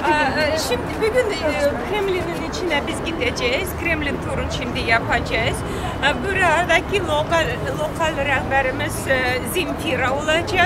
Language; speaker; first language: Turkish; non-native, fluent; Russian